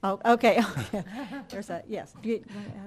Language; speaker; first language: English; native; English